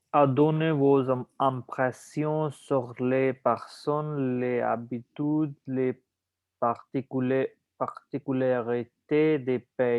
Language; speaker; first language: French; non-native, learner; Hindi